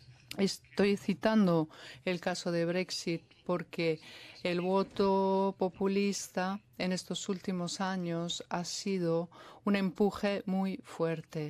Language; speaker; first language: Spanish; non-native, fluent; Italian